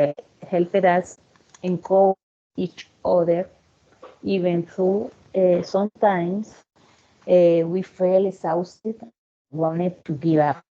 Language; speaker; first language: English; non-native, learner; Spanish